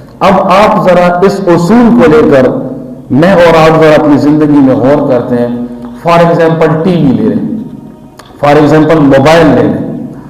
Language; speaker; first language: Urdu; non-native, local second language; Pashto